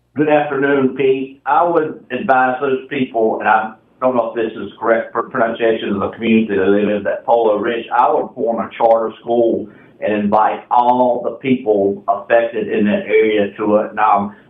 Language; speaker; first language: English; native; English